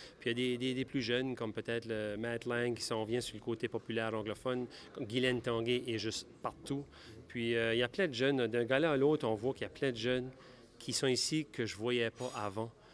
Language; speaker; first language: French; native; French